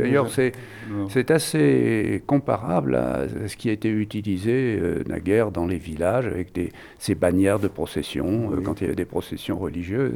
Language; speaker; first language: French; native; French